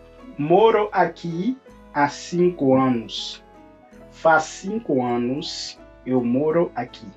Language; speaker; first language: Portuguese; non-native, fluent; Haitian Creole